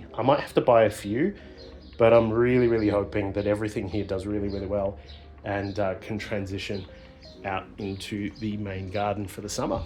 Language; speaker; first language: English; native; English